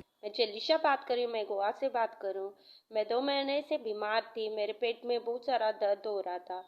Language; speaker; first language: Hindi; non-native, local second language; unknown